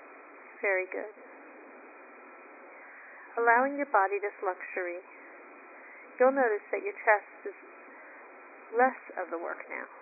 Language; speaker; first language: English; native; English